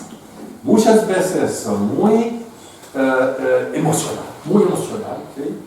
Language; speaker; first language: Spanish; non-native, fluent; French